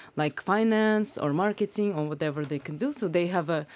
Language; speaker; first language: English; non-native, fluent; Russian